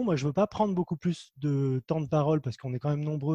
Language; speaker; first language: French; native; French